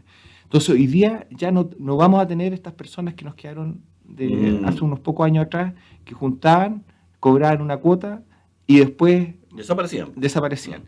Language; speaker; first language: Spanish; native; Spanish